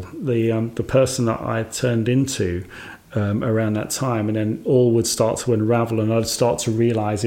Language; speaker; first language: English; native; English